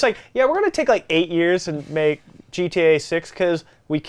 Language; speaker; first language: English; native; English